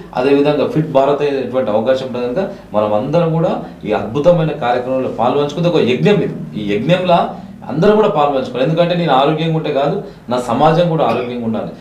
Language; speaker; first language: Telugu; native; Telugu